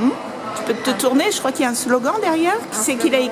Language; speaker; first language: French; native; French